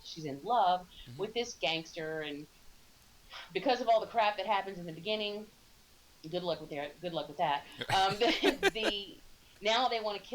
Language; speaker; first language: English; native; English